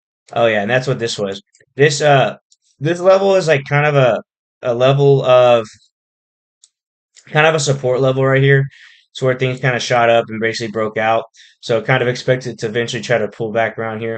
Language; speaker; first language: English; native; English